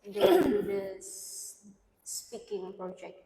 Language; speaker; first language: English; non-native, learner; Indonesian